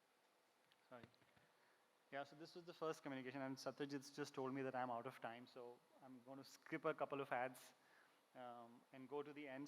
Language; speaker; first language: English; non-native, local second language; Hindi